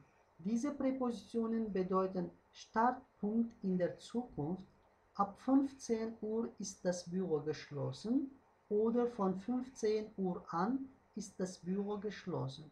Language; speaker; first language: German; non-native, fluent; Uzbek